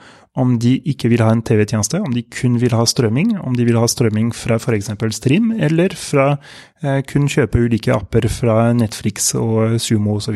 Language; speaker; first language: Norwegian; non-native, fluent; French